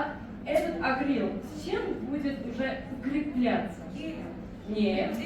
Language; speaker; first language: Russian; non-native, fluent; Armenian